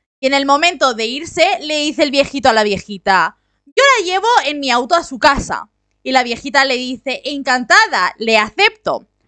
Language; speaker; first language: Spanish; native; Spanish